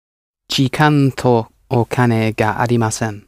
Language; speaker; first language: Japanese; non-native, learner; English